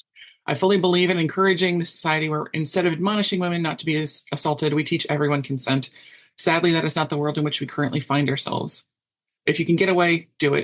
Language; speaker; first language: English; native; English